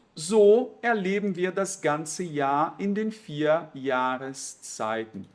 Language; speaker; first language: German; non-native, fluent; Portuguese